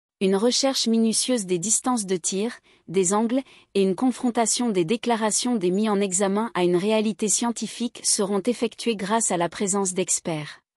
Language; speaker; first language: French; native; French